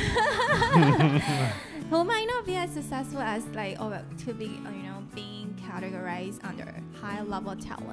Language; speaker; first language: English; non-native, fluent; Chinese